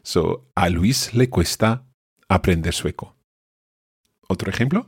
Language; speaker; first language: Spanish; non-native, fluent; English